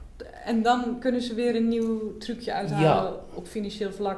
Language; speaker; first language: Dutch; native; Dutch